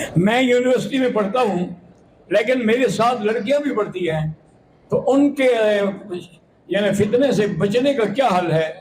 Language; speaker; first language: Urdu; native; Urdu